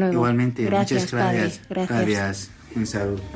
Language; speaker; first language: Spanish; non-native, learner; Assyrian Neo-Aramaic